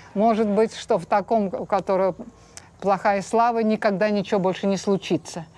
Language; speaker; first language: Russian; native; Russian